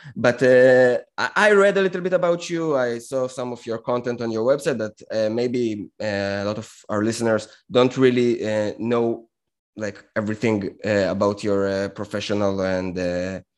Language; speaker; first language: English; non-native, fluent; Hebrew